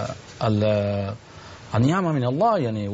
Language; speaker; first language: Arabic; non-native, learner; Spanish